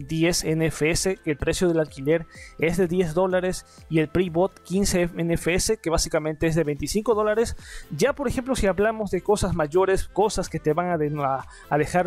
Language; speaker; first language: Spanish; native; Spanish